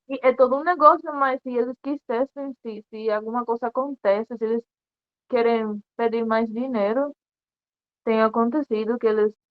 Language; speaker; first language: Portuguese; non-native, learner; Spanish